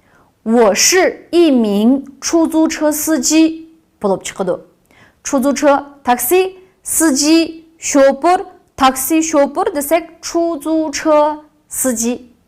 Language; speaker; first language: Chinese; non-native, local second language; Uyghur